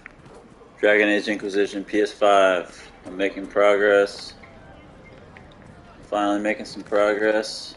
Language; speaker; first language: English; native; English